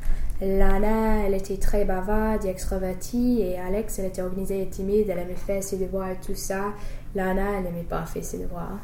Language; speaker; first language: French; non-native, fluent; English